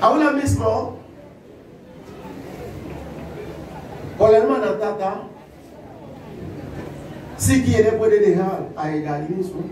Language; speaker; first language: Spanish; non-native, learner; Haitian Creole